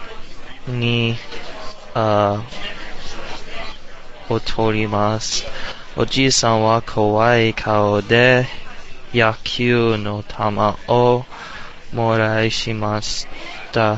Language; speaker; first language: Japanese; non-native, learner; English